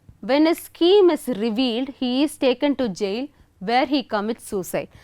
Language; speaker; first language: English; non-native, local second language; Tamil